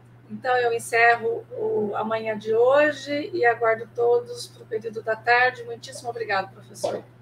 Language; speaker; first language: Portuguese; native; Portuguese